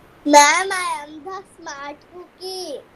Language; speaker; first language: English; non-native, learner; Hindi